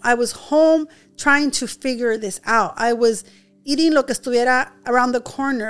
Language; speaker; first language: English; early bilingual, other home language; Spanish